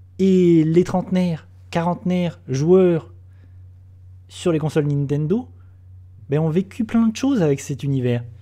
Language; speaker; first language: French; native; French